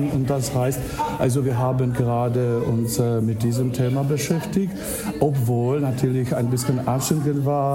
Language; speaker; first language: German; non-native, fluent; Czech